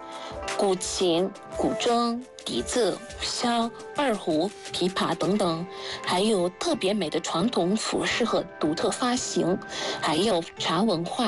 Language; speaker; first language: Chinese; non-native, fluent; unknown